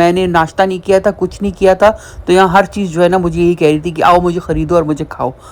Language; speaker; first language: Urdu; native; Urdu